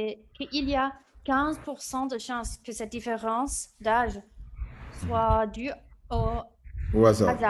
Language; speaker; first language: French; non-native, fluent; English